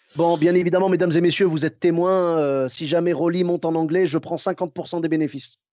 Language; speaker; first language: French; early bilingual, other home language; Arabic